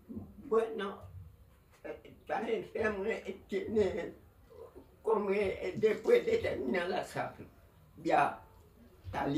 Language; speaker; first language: Spanish; non-native, learner; Haitian Creole